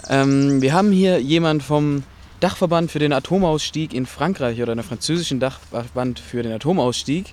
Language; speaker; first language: German; native; German